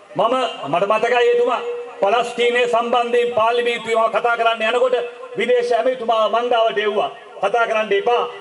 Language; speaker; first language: Sinhala; non-native, local second language; Tamil